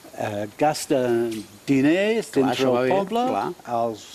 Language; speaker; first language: Catalan; non-native, fluent; English